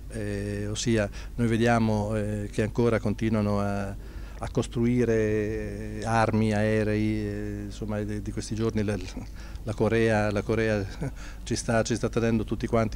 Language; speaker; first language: Italian; native; Italian